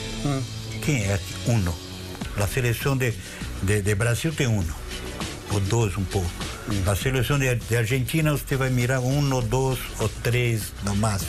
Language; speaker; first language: Spanish; non-native, fluent; Portuguese